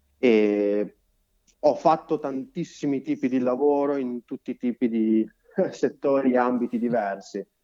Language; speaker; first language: Italian; native; Italian